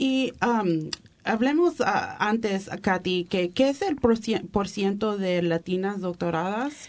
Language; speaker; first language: Spanish; early bilingual, heritage; Spanish